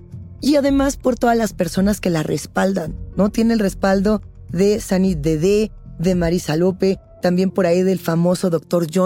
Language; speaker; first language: Spanish; native; Spanish